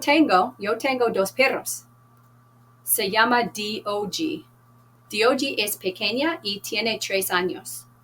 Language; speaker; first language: Spanish; non-native, fluent; English